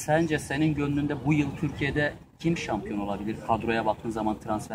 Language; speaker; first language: Turkish; native; Turkish